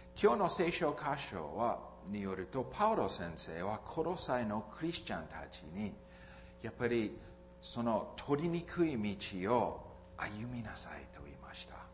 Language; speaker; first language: Japanese; non-native, fluent; English